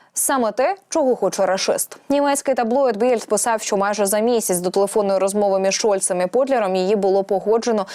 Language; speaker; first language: Ukrainian; native; Ukrainian